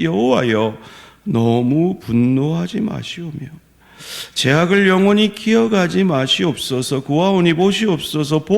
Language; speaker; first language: Korean; native; Korean